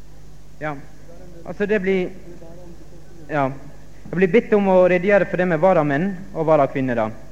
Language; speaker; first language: Norwegian; native; Norwegian